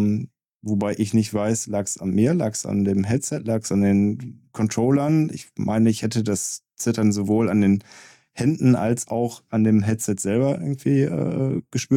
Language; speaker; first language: German; native; German